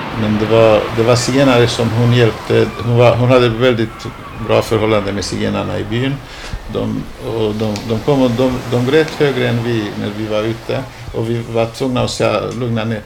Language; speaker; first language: Swedish; non-native, fluent; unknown